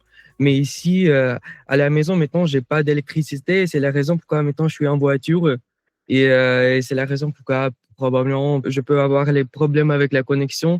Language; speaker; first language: French; non-native, fluent; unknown